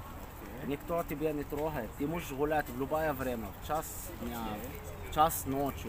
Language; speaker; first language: Russian; non-native, learner; Arabic